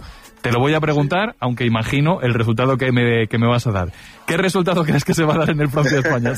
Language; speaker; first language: Spanish; native; Spanish